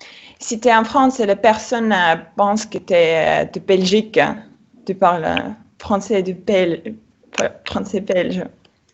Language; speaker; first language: French; non-native, fluent; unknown